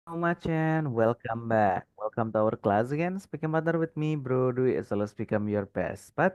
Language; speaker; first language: English; non-native, fluent; Indonesian